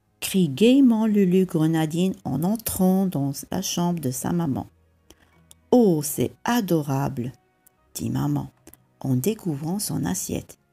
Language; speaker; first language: French; native; French